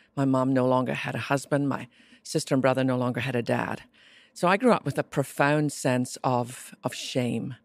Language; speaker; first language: English; native; English